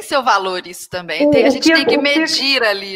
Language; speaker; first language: Portuguese; native; Portuguese